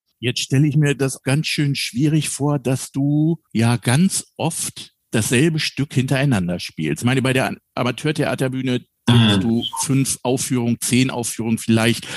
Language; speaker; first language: German; native; German